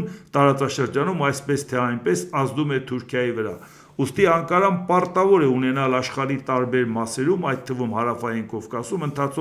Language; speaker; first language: Armenian; native; Armenian